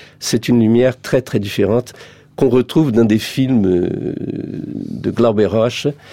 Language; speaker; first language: French; non-native, fluent; Portuguese